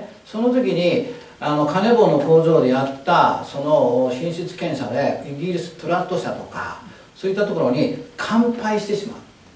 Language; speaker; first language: Japanese; native; Japanese